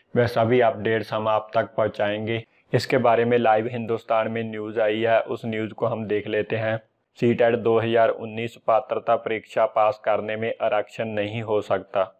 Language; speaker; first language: Hindi; non-native, local second language; Punjabi